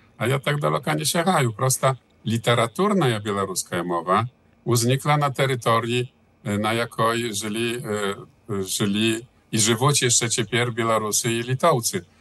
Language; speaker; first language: Belarusian; early bilingual, heritage; Belarusian